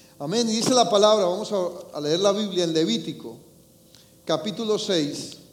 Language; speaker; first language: Spanish; native; Spanish